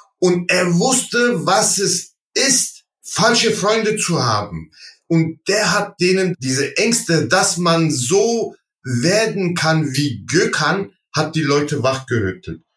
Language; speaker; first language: German; early bilingual, other home language; Turkish